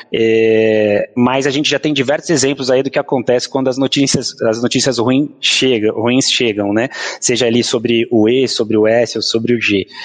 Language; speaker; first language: Portuguese; native; Portuguese